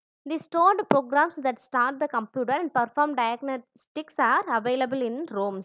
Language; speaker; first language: English; non-native, local second language; Tamil